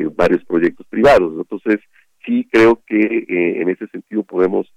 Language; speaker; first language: Spanish; native; Spanish